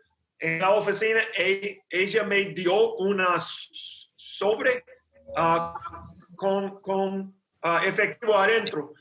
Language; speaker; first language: Spanish; non-native, learner; English